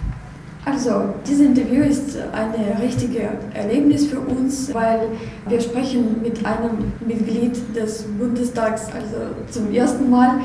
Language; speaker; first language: German; non-native, fluent; Russian